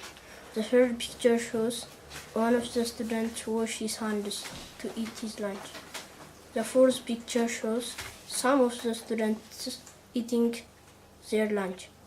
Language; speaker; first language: English; non-native, learner; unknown